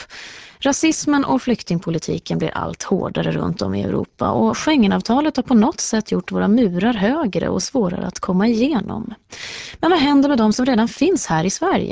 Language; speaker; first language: Swedish; native; Swedish